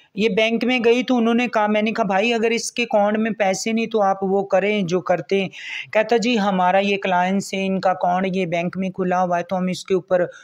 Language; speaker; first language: Urdu; non-native, local second language; Punjabi